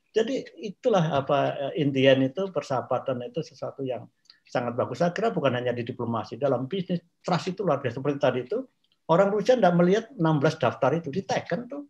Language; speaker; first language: Indonesian; non-native, local second language; Javanese